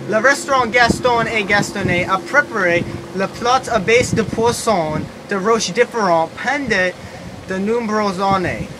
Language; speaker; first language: French; non-native, learner; English